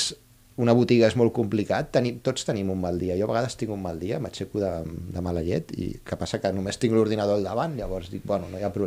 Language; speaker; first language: Catalan; native; Catalan